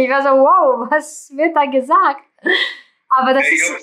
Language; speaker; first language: German; non-native, fluent; Greek